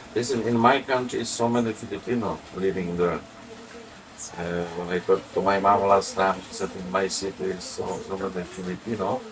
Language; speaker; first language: English; non-native, learner; Polish